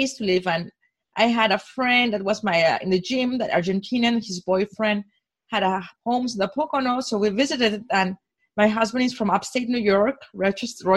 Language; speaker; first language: English; non-native, fluent; Spanish